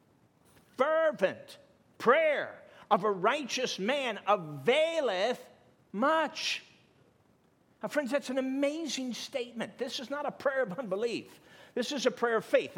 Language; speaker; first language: English; native; English